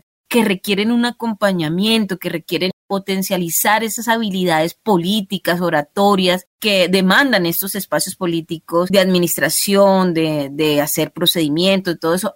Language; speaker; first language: Spanish; native; Spanish